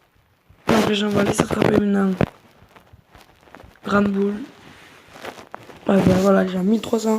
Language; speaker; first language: French; native; French